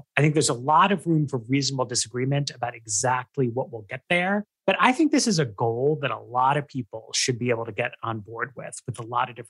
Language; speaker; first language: English; native; English